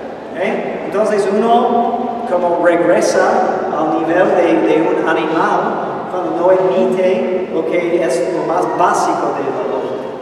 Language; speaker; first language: Spanish; non-native, fluent; English